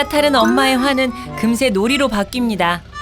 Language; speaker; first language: Korean; native; Korean